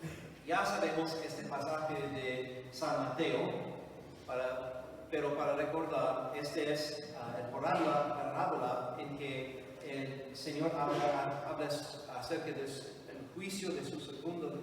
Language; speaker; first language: Spanish; non-native, fluent; English